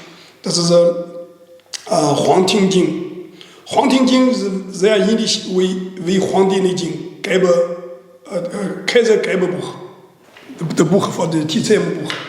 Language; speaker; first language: German; non-native, learner; Chinese